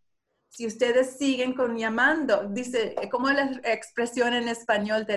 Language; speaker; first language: Spanish; non-native, learner; English